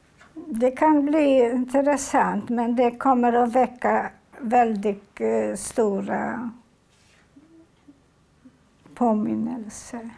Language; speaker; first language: Swedish; non-native, fluent; Polish